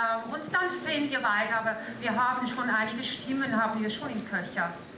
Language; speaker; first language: German; native; German